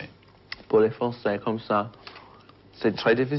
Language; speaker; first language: French; non-native, learner; English